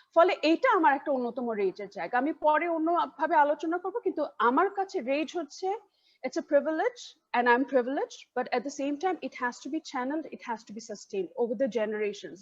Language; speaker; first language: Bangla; native; Bangla